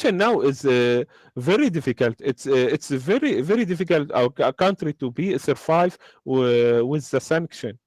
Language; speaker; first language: English; non-native, learner; Arabic